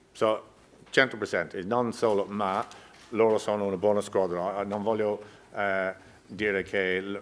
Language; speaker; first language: Italian; non-native, learner; English